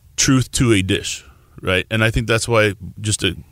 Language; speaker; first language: English; native; English